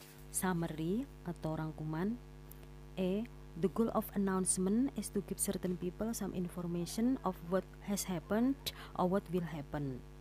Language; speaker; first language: English; non-native, fluent; Indonesian